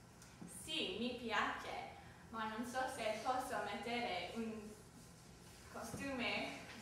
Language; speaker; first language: Italian; non-native, learner; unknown